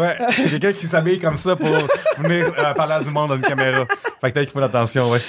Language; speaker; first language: French; native; French